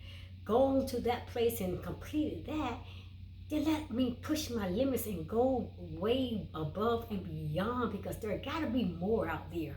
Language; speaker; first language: English; native; English